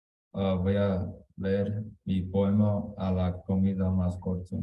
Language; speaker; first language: Spanish; early bilingual, heritage; Spanish